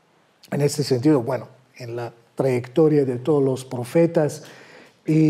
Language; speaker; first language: Spanish; non-native, fluent; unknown